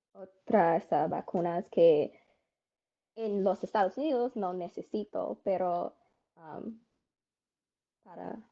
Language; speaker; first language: Spanish; non-native, learner; English